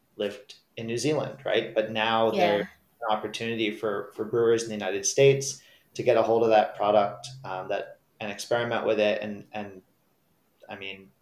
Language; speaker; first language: English; native; English